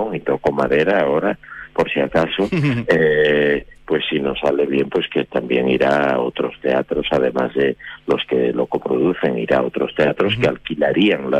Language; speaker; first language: Spanish; native; Spanish